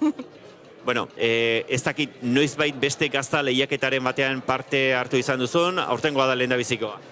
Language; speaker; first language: Basque; native; Basque